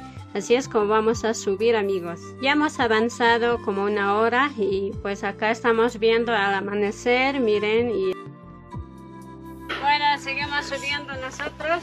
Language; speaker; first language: Spanish; native; Spanish